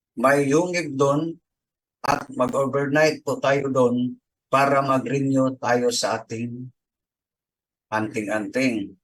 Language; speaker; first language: Filipino; non-native, local second language; Cebuano